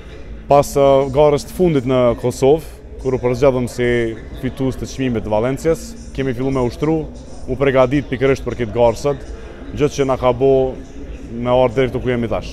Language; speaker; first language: Albanian; native; Albanian